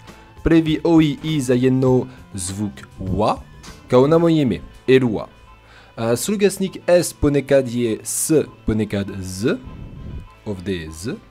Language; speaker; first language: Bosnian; non-native, learner; French